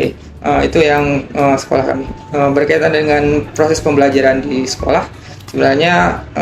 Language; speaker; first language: Indonesian; native; Indonesian